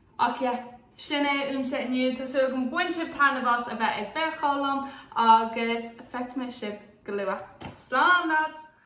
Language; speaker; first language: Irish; non-native, local second language; English